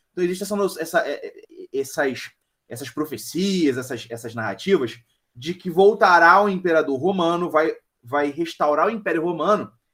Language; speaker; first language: Portuguese; native; Portuguese